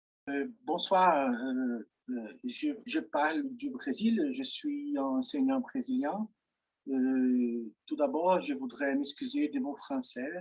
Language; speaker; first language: French; non-native, fluent; Portuguese